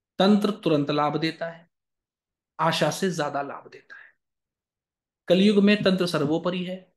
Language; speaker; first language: Hindi; native; Hindi